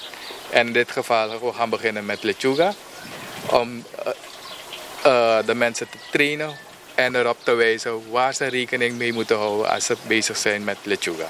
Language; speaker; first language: Dutch; non-native, local second language; Papiamento